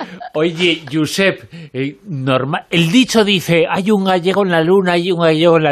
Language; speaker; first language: Spanish; native; Spanish